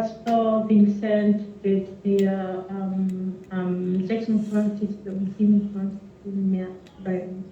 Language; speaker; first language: German; non-native, fluent; French